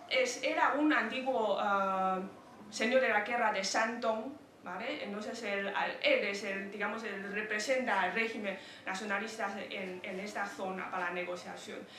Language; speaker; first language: Spanish; non-native, fluent; Chinese